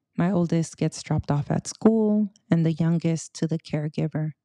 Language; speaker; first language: English; early bilingual, other home language; Spanish